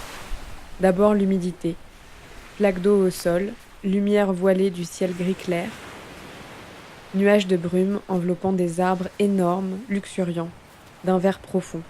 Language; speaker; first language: French; native; French